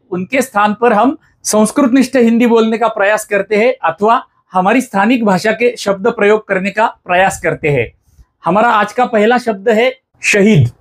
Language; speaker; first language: Hindi; non-native, local second language; Marathi